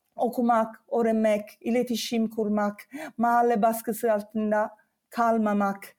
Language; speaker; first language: Turkish; non-native, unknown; Italian